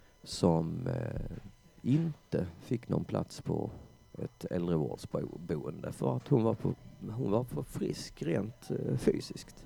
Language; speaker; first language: Swedish; native; Swedish